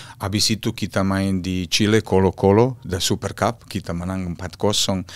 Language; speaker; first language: Indonesian; non-native, fluent; Serbian